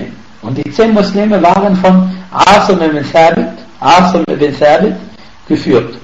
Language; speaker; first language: German; non-native, fluent; Arabic